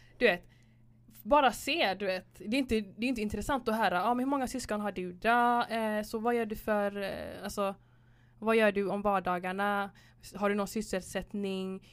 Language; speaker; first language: Swedish; early bilingual, other home language; Somali